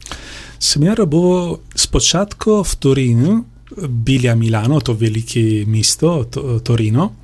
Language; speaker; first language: Polish; non-native, learner; Italian